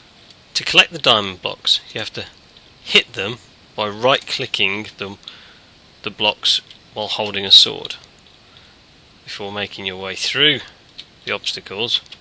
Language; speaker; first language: English; native; English